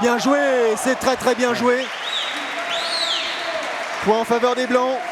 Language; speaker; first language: French; native; French